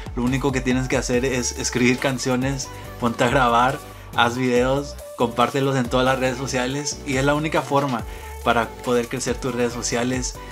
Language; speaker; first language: Spanish; early bilingual, heritage; Spanish